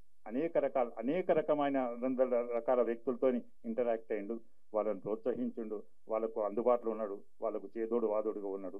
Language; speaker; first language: Telugu; native; Telugu